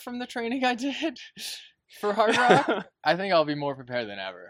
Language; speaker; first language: English; native; English